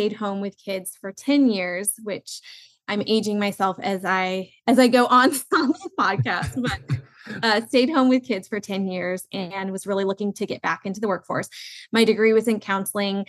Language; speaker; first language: English; native; English